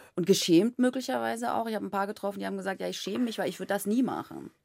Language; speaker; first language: German; native; German